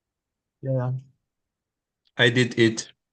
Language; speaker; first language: English; non-native, learner; Portuguese